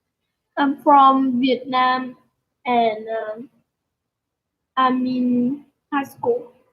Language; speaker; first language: English; non-native, learner; Vietnamese